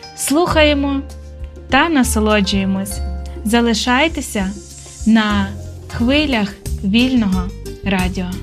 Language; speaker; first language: Ukrainian; native; Ukrainian